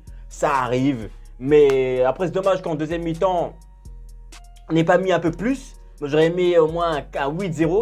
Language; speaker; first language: French; native; French